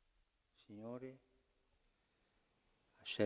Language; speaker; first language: Italian; non-native, fluent; Spanish